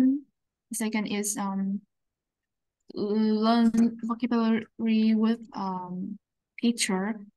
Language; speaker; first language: English; non-native, learner; Vietnamese